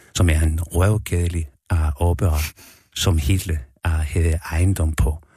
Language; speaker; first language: Danish; non-native, fluent; Spanish